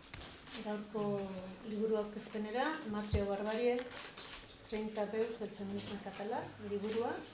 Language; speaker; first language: Basque; native; Basque